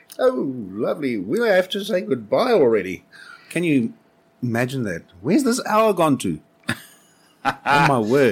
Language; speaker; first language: English; non-native, local second language; Afrikaans